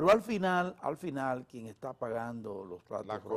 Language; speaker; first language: Spanish; native; Spanish